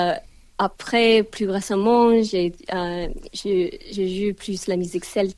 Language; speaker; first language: French; non-native, learner; English